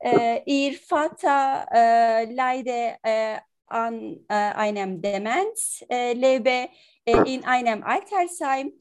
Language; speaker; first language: German; non-native, learner; Turkish